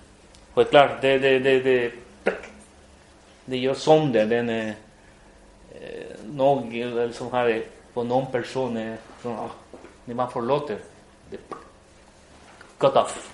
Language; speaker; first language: Swedish; non-native, fluent; Spanish